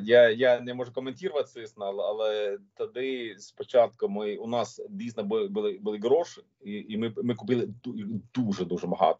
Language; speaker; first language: Ukrainian; non-native, learner; Swedish